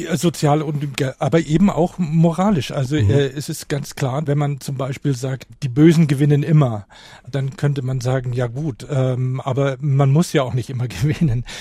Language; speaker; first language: German; native; German